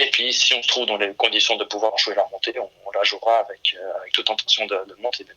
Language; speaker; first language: French; early bilingual, other home language; Portuguese